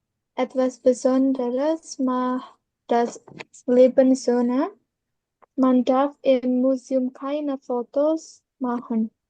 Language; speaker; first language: German; non-native, learner; Indonesian